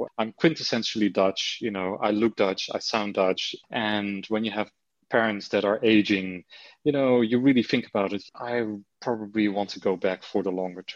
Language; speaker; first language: English; non-native, fluent; Dutch